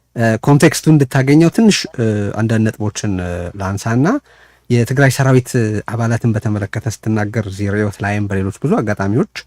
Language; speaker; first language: Amharic; native; Amharic